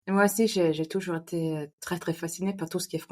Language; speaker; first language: French; non-native, fluent; Norwegian